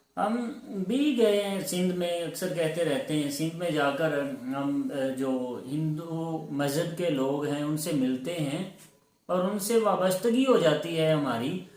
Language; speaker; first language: Urdu; non-native, local second language; Punjabi